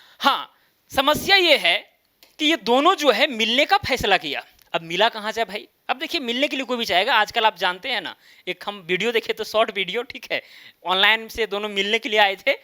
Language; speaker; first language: Hindi; native; Hindi